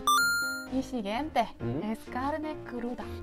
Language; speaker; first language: Spanish; non-native, learner; Korean